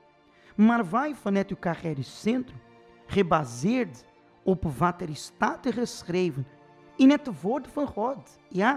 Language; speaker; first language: Dutch; non-native, fluent; Portuguese